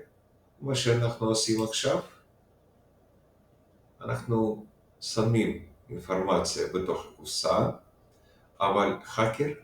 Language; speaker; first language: Hebrew; non-native, fluent; Russian